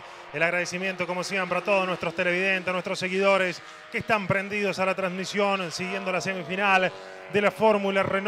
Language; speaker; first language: Spanish; native; Spanish